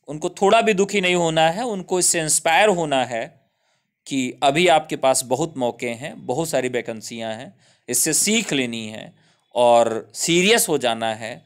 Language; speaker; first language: Hindi; native; Hindi